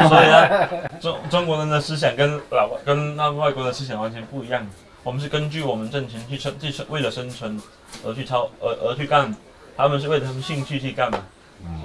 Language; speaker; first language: Chinese; native; Chinese